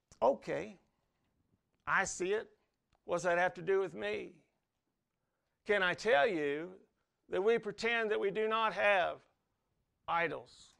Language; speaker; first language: English; native; English